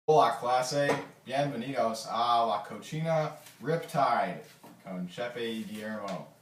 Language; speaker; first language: Spanish; non-native, learner; English